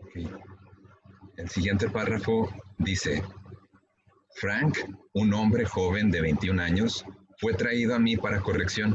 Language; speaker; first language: Spanish; native; Spanish